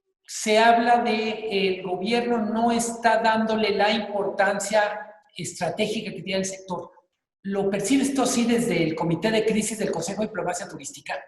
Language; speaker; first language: Spanish; native; Spanish